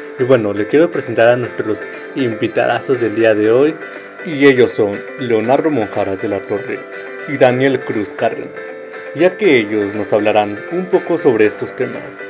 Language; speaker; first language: Spanish; native; Spanish